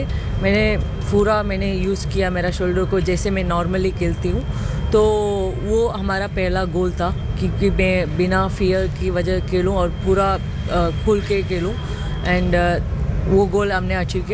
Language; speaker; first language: Hindi; non-native, local second language; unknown